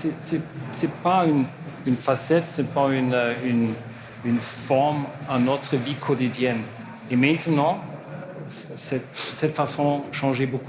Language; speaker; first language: French; non-native, learner; German